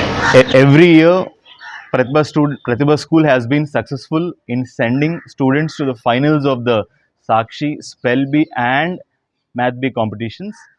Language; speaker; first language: English; non-native, local second language; Telugu